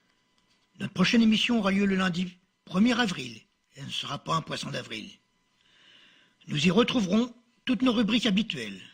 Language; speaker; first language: French; native; French